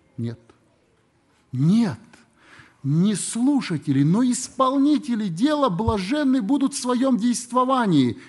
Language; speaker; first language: Russian; native; Russian